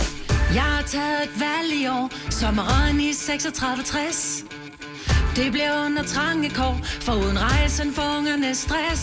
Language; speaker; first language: Danish; native; Danish